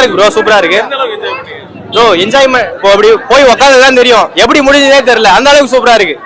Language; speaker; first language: Tamil; native; Tamil